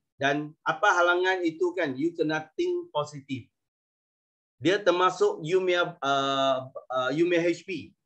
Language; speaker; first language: Malay; non-native, local second language; Chinese